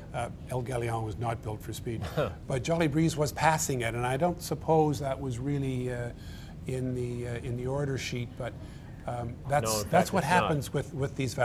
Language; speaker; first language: English; native; English